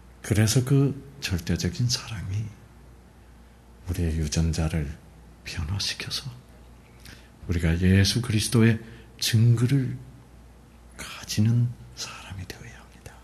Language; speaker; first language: Korean; native; Korean